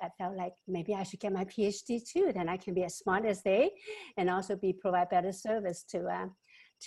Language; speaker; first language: English; non-native, local second language; Wu Chinese